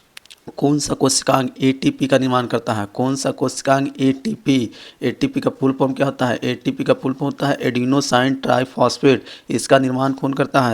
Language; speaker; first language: Hindi; native; Hindi